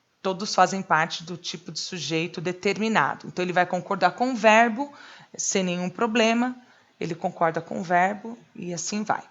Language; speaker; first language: Portuguese; native; Portuguese